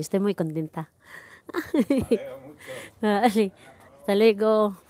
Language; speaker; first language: Spanish; non-native, learner; Filipino